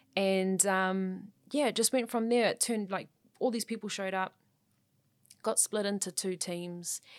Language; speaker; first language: English; native; English